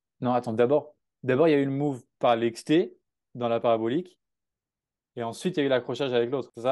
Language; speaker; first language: French; native; French